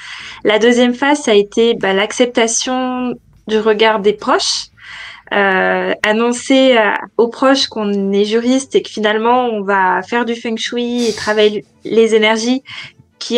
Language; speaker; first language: French; native; French